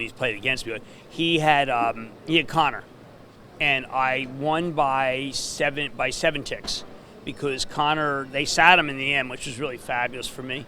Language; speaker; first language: English; native; English